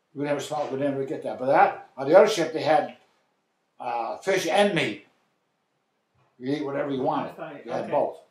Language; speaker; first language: English; native; English